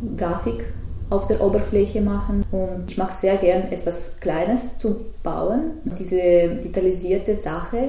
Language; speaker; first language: German; non-native, fluent; Russian